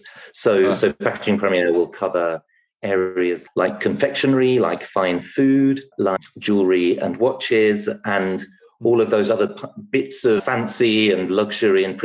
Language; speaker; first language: English; native; English